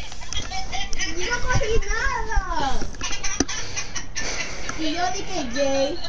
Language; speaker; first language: Spanish; early bilingual, heritage; Spanish